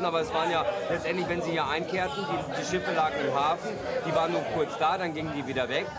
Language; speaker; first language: German; native; German